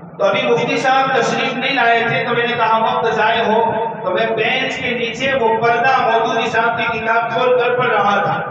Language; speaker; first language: Urdu; non-native, local second language; Gujarati